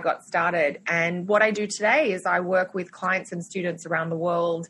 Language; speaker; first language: English; native; English